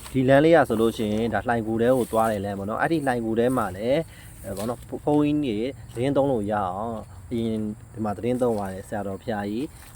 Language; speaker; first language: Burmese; non-native, local second language; Shan